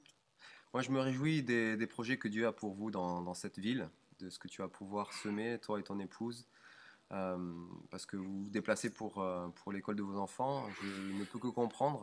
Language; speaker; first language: French; native; French